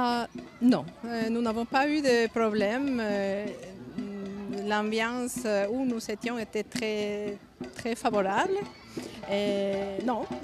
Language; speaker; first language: French; non-native, fluent; Spanish